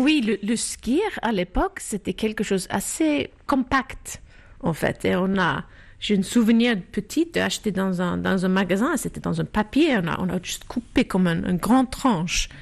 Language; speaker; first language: French; non-native, fluent; Icelandic